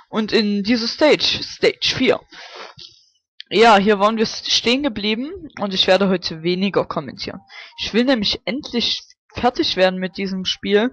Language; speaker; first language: German; native; German